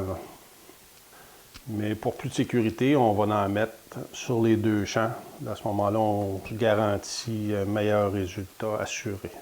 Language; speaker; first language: French; native; French